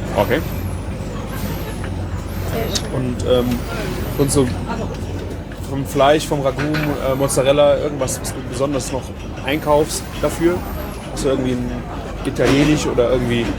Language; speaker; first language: German; native; German